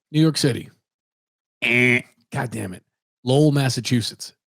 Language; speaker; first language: English; native; English